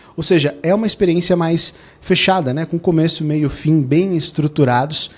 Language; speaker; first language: Portuguese; native; Portuguese